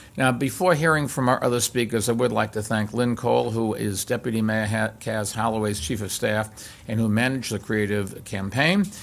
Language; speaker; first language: English; native; English